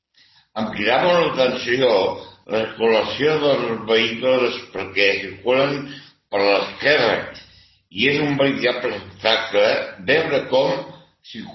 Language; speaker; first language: Catalan; non-native, learner; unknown